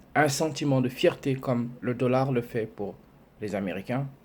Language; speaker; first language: French; non-native, local second language; Wolof